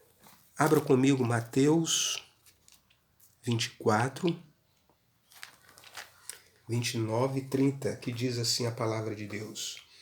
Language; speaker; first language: Portuguese; native; Portuguese